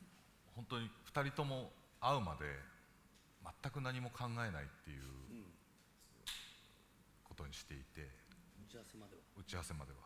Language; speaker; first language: Japanese; native; Japanese